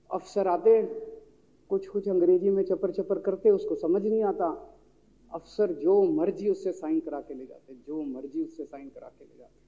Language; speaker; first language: Hindi; native; Hindi